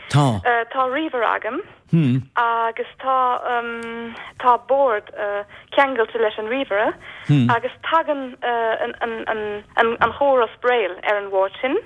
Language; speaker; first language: Irish; non-native, fluent; German